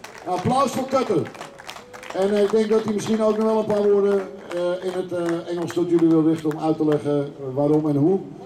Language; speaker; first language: Dutch; native; Dutch